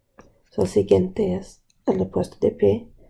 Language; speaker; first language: Spanish; non-native, local second language; English